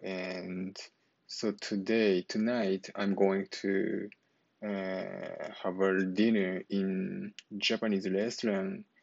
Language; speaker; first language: English; non-native, learner; Japanese